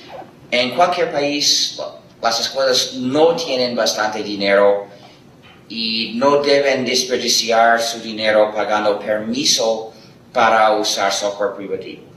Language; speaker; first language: Spanish; non-native, fluent; English